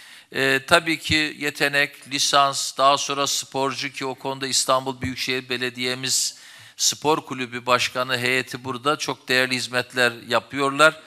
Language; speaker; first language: Turkish; native; Turkish